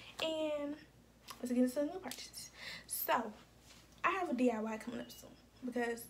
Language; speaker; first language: English; native; English